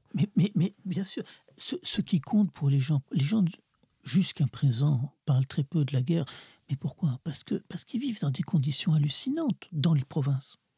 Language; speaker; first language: French; early bilingual, other home language; Russian